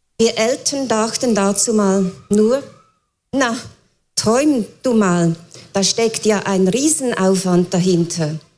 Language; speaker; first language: German; native; German